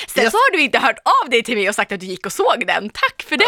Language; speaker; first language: Swedish; native; Swedish